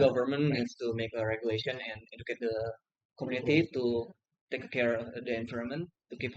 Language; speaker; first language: English; non-native, learner; Indonesian